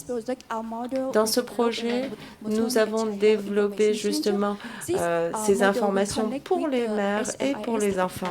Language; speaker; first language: French; non-native, fluent; Vietnamese